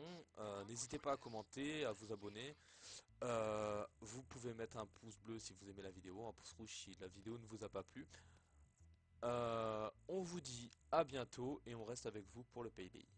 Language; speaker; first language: French; native; French